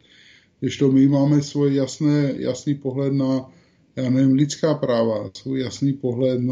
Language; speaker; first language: Czech; native; Czech